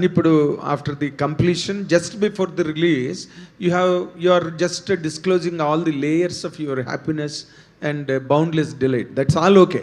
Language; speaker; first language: Telugu; native; Telugu